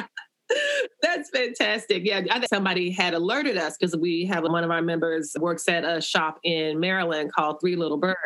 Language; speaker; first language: English; native; English